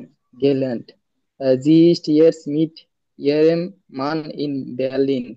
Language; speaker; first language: German; non-native, learner; Bangla